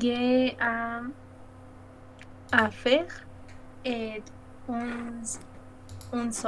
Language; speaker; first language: French; non-native, learner; Spanish